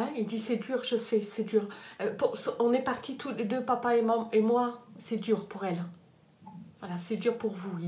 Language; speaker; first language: French; native; French